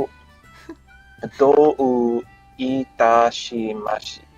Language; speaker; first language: Japanese; non-native, learner; English